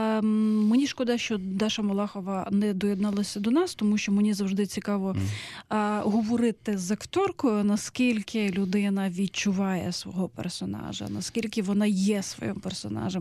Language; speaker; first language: Ukrainian; native; Ukrainian